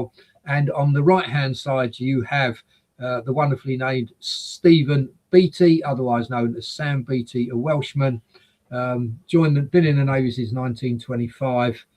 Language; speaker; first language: English; native; English